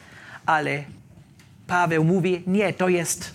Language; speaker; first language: Polish; non-native, learner; German